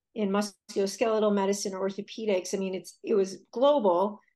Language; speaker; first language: English; native; English